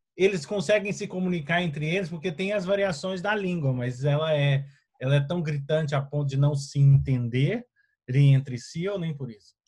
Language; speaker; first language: Portuguese; native; Portuguese